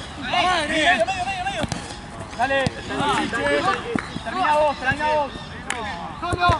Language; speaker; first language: Spanish; native; Spanish